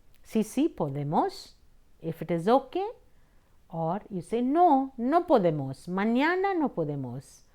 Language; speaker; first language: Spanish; non-native, fluent; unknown